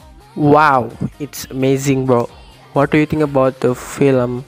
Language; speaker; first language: English; non-native, learner; Indonesian